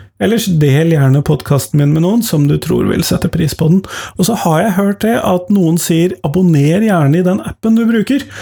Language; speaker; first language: Norwegian; native; Norwegian